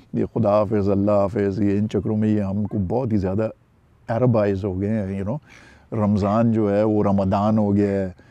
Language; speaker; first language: Urdu; non-native, local second language; Pashto